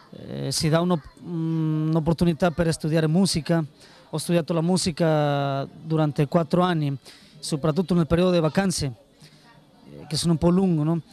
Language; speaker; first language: Italian; non-native, learner; Spanish